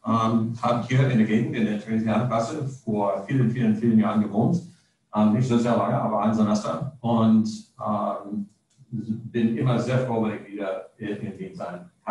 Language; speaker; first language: German; non-native, fluent; English